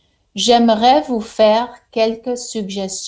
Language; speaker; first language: French; non-native, fluent; English